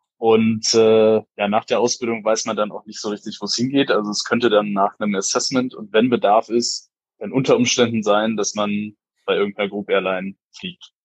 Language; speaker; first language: German; native; German